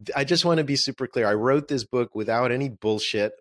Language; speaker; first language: English; non-native, fluent; Russian